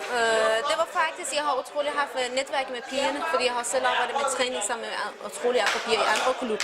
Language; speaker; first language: Danish; non-native, learner; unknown